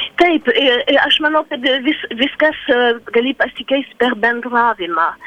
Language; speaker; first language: Lithuanian; early bilingual, heritage; French